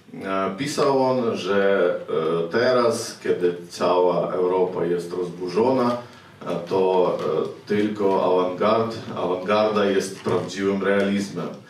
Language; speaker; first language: Polish; non-native, fluent; Ukrainian